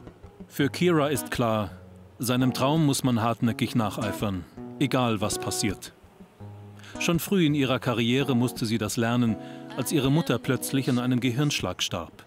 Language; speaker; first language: German; native; German